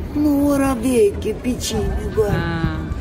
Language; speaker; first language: Italian; non-native, learner; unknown